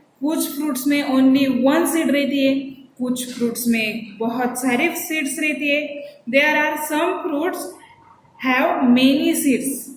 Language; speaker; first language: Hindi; non-native, local second language; Marathi